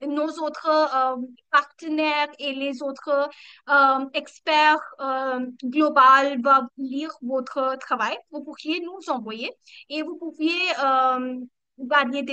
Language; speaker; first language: French; non-native, learner; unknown